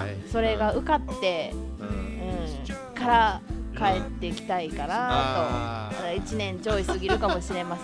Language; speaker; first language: Japanese; native; Japanese